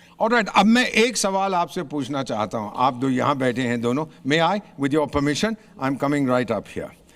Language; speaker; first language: Hindi; native; Hindi